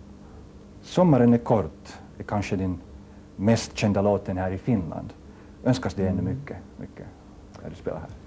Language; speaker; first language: Swedish; non-native, local second language; Finnish